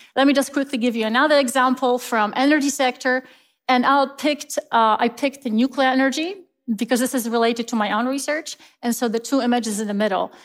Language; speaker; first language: English; non-native, fluent; Polish